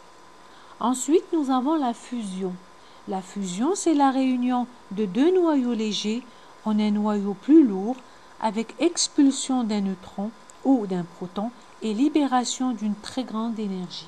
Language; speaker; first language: French; non-native, local second language; Arabic